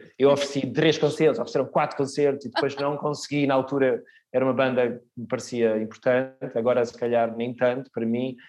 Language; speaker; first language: Portuguese; early bilingual, heritage; Portuguese